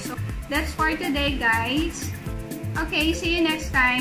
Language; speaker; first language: English; non-native, local second language; Filipino